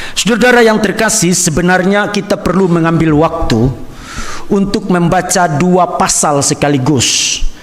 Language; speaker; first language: Indonesian; native; Indonesian